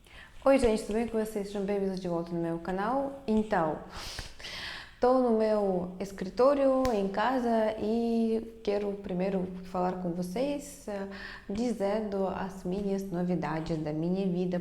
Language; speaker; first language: Portuguese; non-native, fluent; Russian